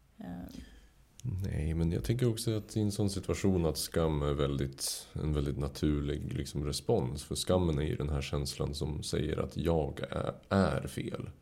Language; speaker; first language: Swedish; native; Swedish